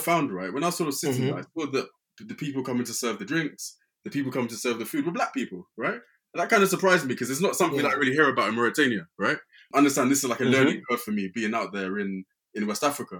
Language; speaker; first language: English; native; English